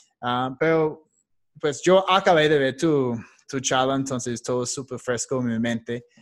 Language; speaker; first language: Spanish; non-native, fluent; English